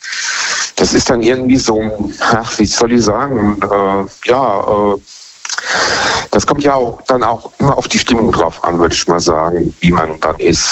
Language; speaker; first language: German; native; German